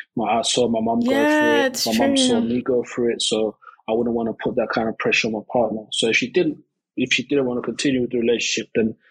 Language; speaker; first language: English; native; English